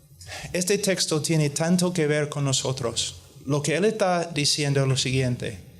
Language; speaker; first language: Spanish; non-native, fluent; English